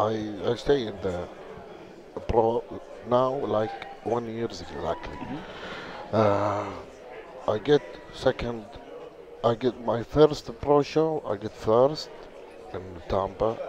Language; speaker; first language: English; non-native, learner; Arabic